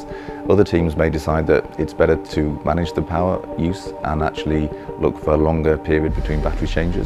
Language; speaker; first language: English; native; English